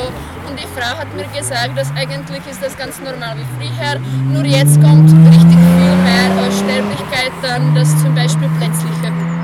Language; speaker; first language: German; non-native, fluent; Czech